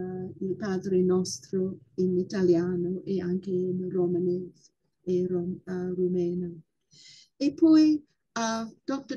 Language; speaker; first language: Italian; non-native, fluent; English